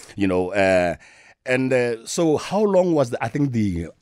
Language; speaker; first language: English; non-native, local second language; Tswana